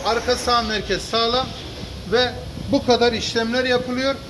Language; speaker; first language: Turkish; native; Turkish